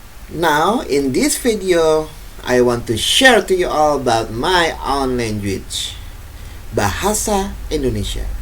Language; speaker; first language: English; non-native, fluent; Indonesian